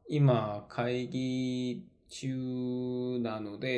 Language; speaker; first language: Japanese; non-native, learner; Korean